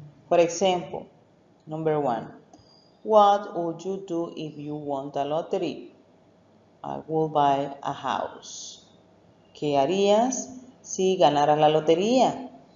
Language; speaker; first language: English; non-native, fluent; Spanish